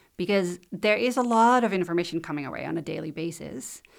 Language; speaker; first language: English; non-native, fluent; Dutch